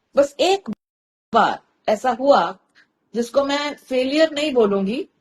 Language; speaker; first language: Hindi; native; Hindi